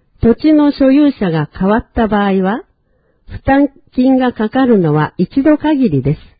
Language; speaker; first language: Japanese; native; Japanese